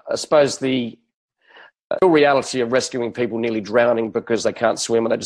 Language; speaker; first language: English; native; English